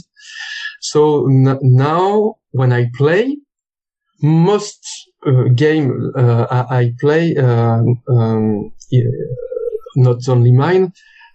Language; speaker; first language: English; non-native, learner; French